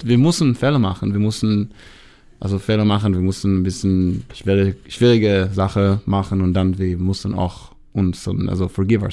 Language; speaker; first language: German; non-native, learner; Hebrew